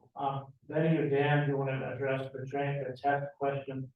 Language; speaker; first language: English; native; English